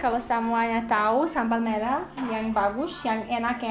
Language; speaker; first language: Indonesian; non-native, learner; Serbian